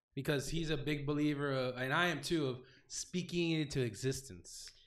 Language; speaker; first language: English; native; English